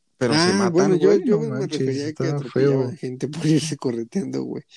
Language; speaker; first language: Spanish; native; Spanish